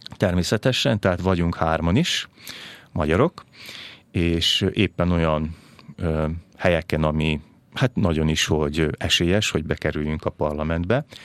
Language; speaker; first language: Hungarian; native; Hungarian